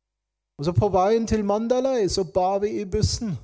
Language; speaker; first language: Norwegian; non-native, fluent; German